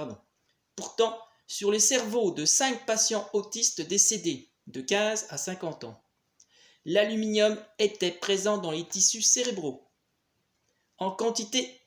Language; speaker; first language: French; native; French